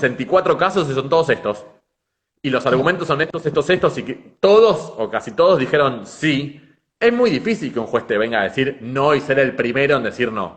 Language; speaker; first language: Spanish; native; Spanish